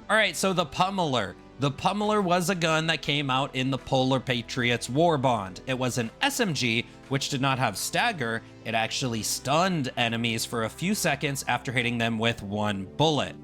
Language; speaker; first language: English; native; English